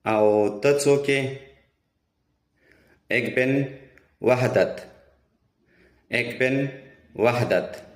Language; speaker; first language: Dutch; non-native, learner; Pashto